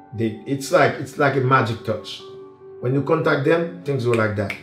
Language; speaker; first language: English; non-native, fluent; Haitian Creole